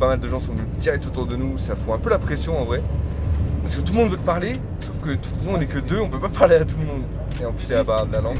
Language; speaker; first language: French; native; French